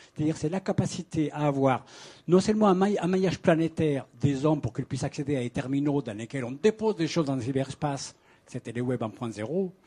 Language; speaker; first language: French; non-native, fluent; Spanish